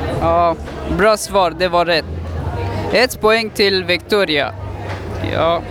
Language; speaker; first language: Swedish; non-native, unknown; Persian